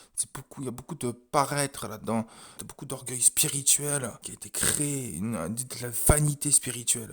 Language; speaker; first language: French; native; French